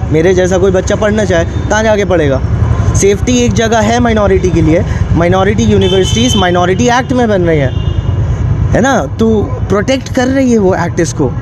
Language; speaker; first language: Hindi; non-native, local second language; Manipuri